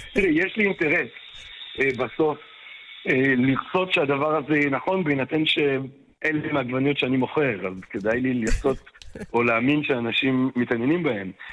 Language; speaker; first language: Hebrew; non-native, fluent; French